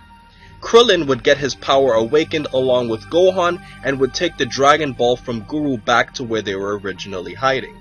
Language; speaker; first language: English; native; English